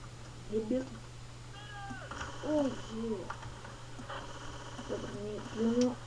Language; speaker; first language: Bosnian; early bilingual, heritage; Bosnian